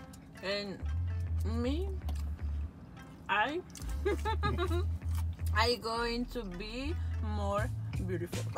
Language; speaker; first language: English; non-native, learner; Spanish